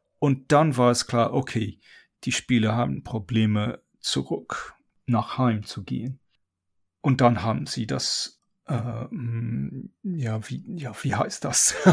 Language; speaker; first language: German; non-native, fluent; English